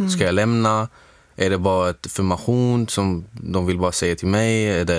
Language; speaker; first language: Swedish; non-native, fluent; Arabic